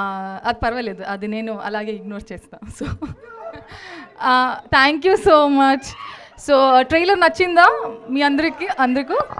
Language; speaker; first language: Telugu; non-native, fluent; Kannada